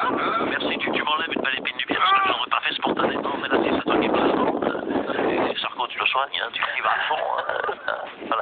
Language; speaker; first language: French; native; French